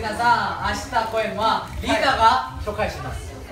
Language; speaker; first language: Japanese; non-native, learner; Korean